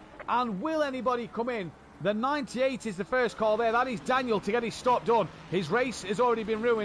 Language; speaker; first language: English; native; English